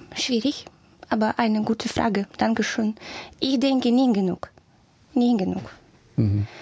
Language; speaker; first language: German; non-native, learner; Ukrainian